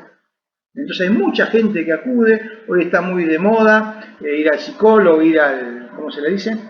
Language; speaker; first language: Spanish; native; Spanish